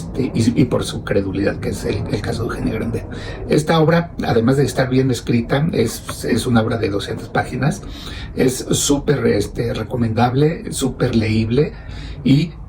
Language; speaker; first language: Spanish; native; Spanish